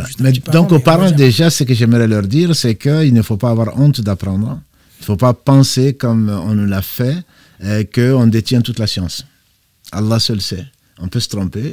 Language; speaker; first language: French; native; French